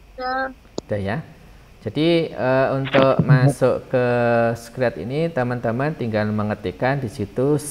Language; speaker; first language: Indonesian; native; Indonesian